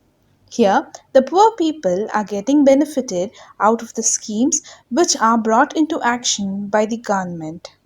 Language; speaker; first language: English; non-native, local second language; Tamil